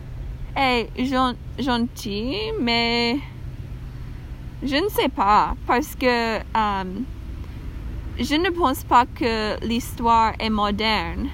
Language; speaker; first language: French; non-native, learner; English